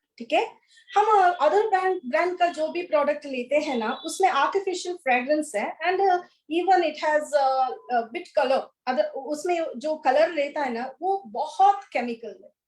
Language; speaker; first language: Hindi; non-native, local second language; Kannada